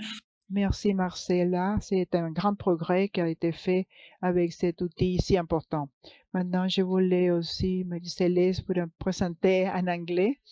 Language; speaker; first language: French; non-native, fluent; English